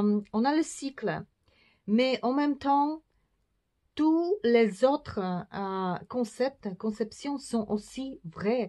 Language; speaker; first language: French; non-native, fluent; Polish